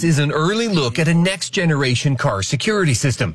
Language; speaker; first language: English; native; English